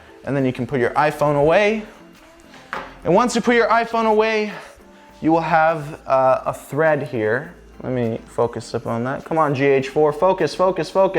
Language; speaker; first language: English; native; English